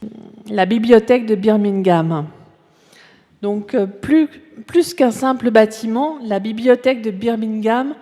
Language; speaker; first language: French; native; French